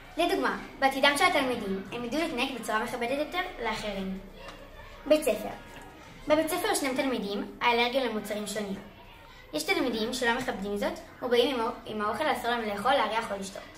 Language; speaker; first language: Hebrew; native; Hebrew